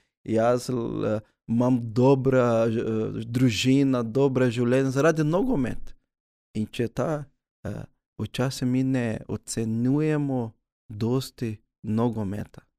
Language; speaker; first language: Slovenian; early bilingual, other home language; Portuguese